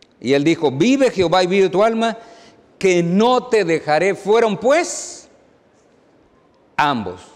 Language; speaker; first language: Spanish; native; Spanish